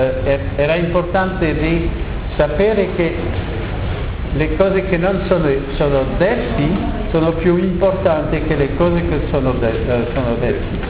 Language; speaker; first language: Italian; non-native, learner; French